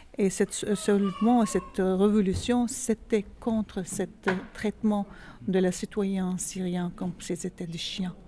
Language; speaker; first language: French; non-native, fluent; Arabic